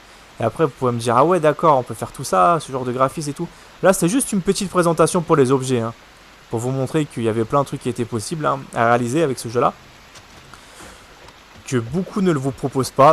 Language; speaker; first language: French; native; French